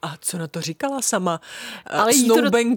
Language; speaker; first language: Czech; native; Czech